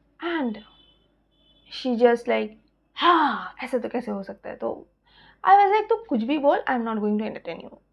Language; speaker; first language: Hindi; non-native, local second language; Bangla